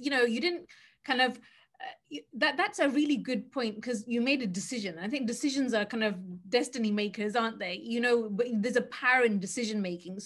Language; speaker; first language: English; native; English